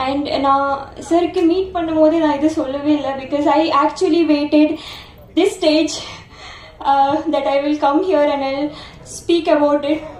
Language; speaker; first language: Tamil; non-native, learner; Bangla